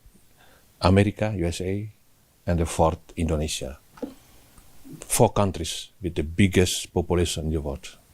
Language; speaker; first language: English; non-native, learner; Indonesian